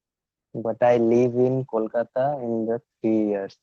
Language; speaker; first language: English; non-native, learner; Bangla